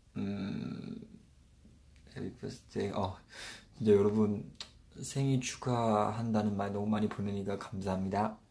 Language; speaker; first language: Korean; non-native, fluent; Chinese